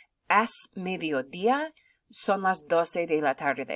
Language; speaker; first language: Spanish; non-native, fluent; English